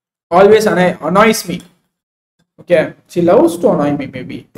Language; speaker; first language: English; non-native, local second language; Tamil